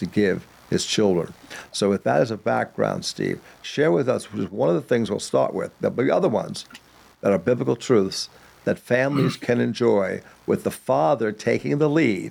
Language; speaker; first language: English; native; English